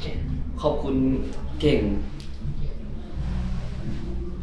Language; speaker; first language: Thai; native; Thai